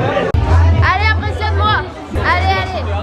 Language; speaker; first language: French; native; French